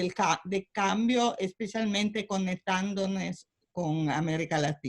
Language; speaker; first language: Spanish; non-native, fluent; Italian